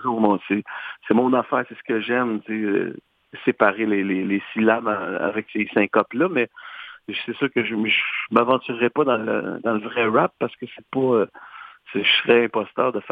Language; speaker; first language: French; native; French